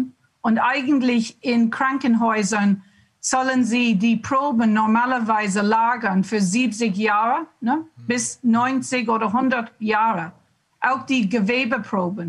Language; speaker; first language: German; non-native, learner; English